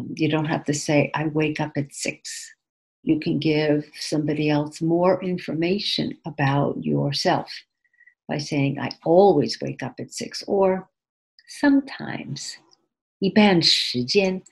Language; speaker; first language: English; native; English